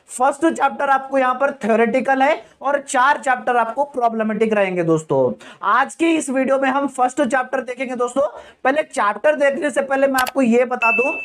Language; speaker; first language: Hindi; native; Hindi